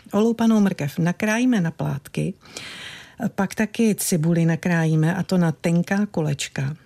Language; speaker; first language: Czech; native; Czech